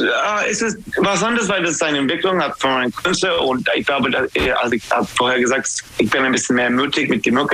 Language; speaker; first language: German; non-native, fluent; English